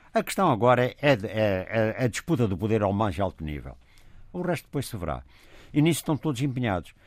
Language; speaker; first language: Portuguese; native; Portuguese